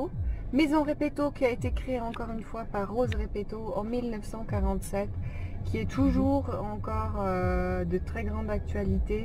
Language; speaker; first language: French; native; French